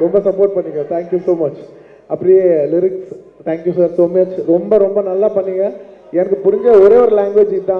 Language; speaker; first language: Tamil; non-native, local second language; Telugu